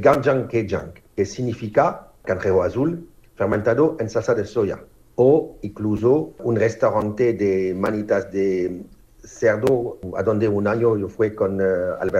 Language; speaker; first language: Spanish; non-native, learner; French